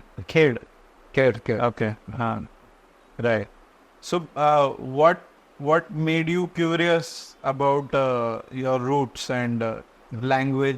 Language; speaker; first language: English; non-native, local second language; Konkani